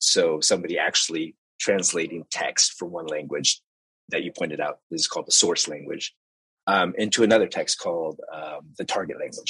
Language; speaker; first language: English; early bilingual, other home language; Spanish